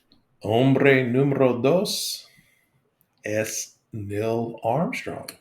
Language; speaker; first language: Spanish; non-native, learner; English